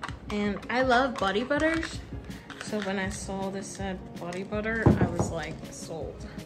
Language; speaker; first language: English; early bilingual, other home language; Spanish